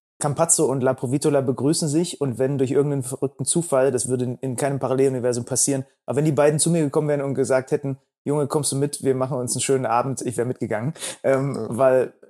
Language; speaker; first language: German; native; German